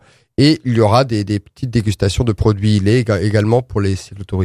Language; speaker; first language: French; native; French